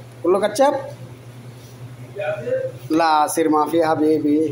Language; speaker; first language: Arabic; non-native, learner; Bangla